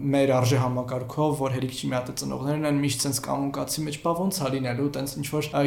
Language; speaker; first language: Armenian; native; Armenian